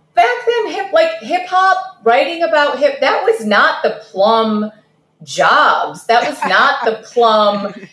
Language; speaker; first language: English; early bilingual, other home language; Russian